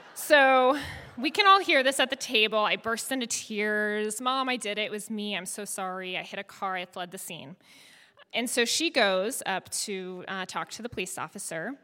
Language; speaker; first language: English; native; English